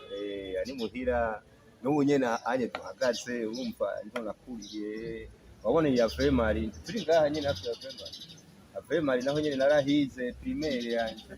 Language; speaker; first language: Rundi; early bilingual, heritage; Rundi